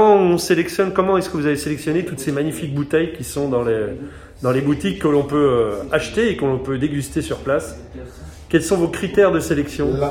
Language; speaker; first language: French; native; French